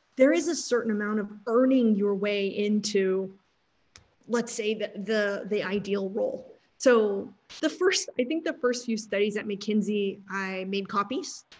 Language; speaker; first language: English; native; English